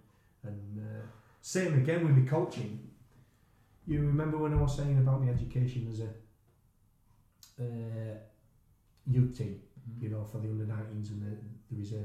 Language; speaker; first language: English; native; English